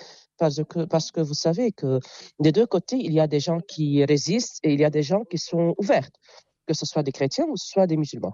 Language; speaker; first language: French; non-native, local second language; Arabic